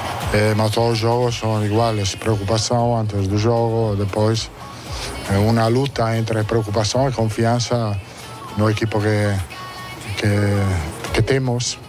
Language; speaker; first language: Portuguese; non-native, learner; Italian